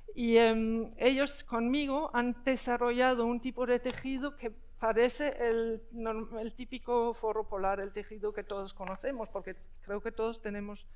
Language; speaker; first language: Spanish; non-native, fluent; Danish